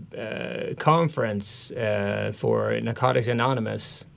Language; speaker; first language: English; non-native, fluent; Swedish